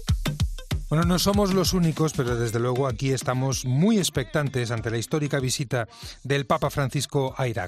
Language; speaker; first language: Spanish; native; Spanish